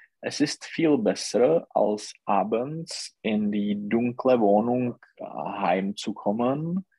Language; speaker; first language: German; non-native, learner; Czech